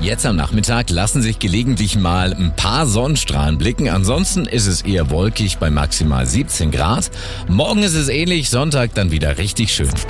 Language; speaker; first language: German; native; German